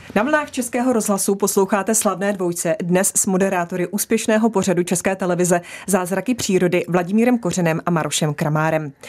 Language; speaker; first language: Czech; native; Czech